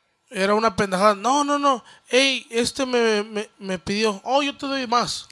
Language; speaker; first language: Spanish; early bilingual, heritage; Spanish